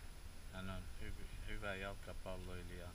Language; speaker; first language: Finnish; non-native, fluent; Central Kurdish